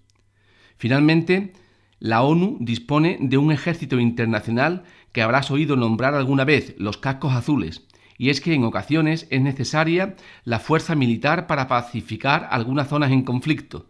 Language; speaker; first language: Spanish; native; Spanish